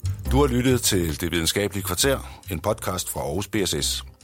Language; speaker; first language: Danish; native; Danish